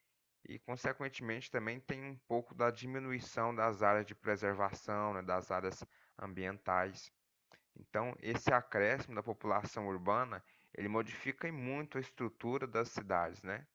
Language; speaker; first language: Portuguese; native; Portuguese